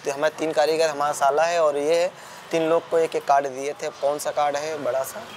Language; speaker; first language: Hindi; native; Hindi